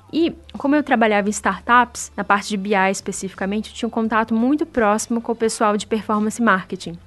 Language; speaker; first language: Portuguese; native; Portuguese